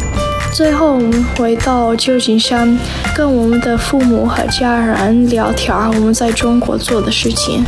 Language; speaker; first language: Chinese; non-native, learner; English